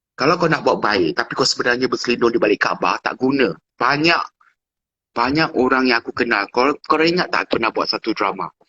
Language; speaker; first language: Malay; non-native, fluent; English